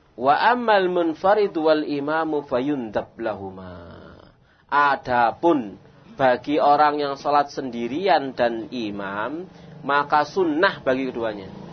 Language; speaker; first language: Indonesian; non-native, local second language; Javanese